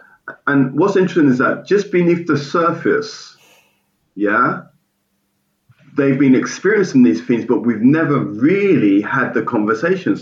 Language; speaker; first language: English; native; English